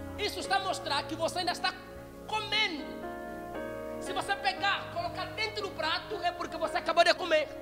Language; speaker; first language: Portuguese; non-native, fluent; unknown